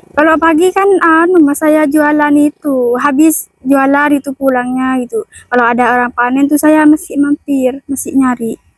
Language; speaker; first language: Indonesian; non-native, local second language; Madurese